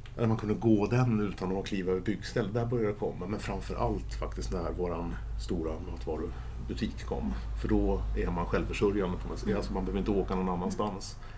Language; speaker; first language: Swedish; native; Swedish